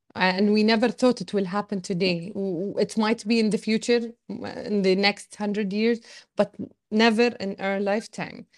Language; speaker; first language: English; non-native, fluent; Arabic